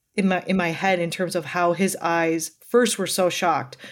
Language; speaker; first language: English; native; English